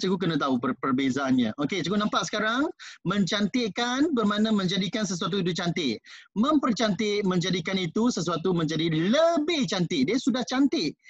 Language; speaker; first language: Malay; non-native, local second language; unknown